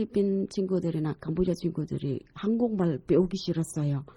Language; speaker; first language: Korean; non-native, fluent; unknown